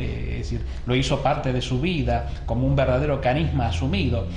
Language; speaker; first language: Spanish; native; Spanish